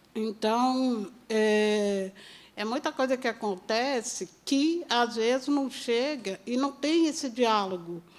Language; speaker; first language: Portuguese; native; Portuguese